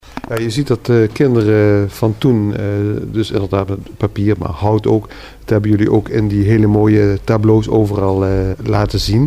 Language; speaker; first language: Dutch; native; Dutch